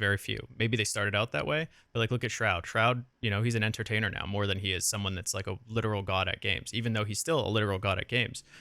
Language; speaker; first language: English; native; English